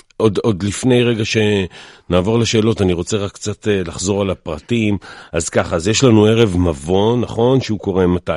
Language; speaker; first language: Hebrew; native; Hebrew